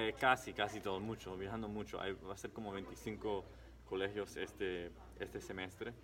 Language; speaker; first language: Spanish; early bilingual, heritage; English